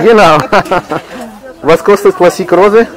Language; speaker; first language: German; non-native, learner; Russian